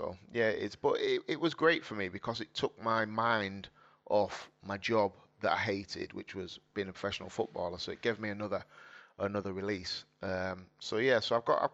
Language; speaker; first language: English; native; English